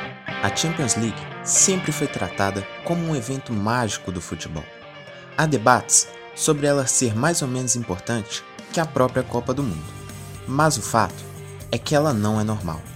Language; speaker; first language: Portuguese; native; Portuguese